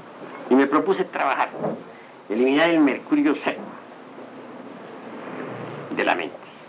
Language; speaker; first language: Spanish; native; Spanish